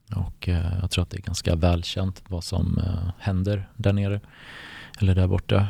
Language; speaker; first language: Swedish; early bilingual, other home language; Bosnian